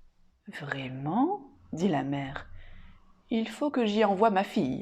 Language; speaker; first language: French; native; French